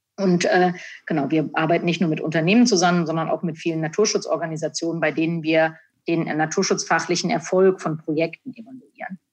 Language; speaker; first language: German; native; German